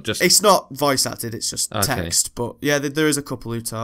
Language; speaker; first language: English; native; English